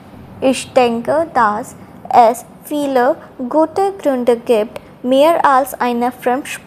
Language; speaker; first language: German; non-native, learner; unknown